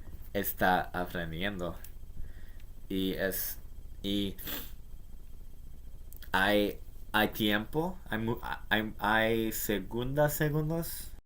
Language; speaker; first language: Spanish; non-native, learner; English